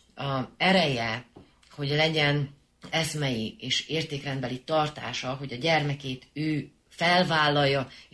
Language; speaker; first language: Hungarian; native; Hungarian